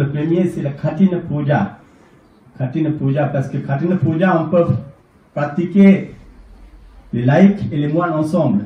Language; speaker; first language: French; non-native, fluent; Sinhala